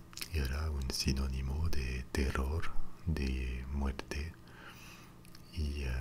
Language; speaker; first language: Spanish; non-native, fluent; French